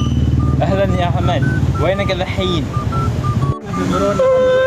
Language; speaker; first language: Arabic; non-native, learner; Indonesian